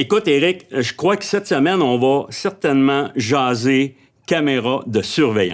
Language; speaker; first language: French; native; French